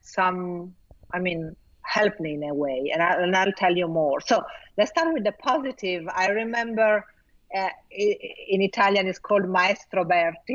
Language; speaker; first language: English; non-native, fluent; Italian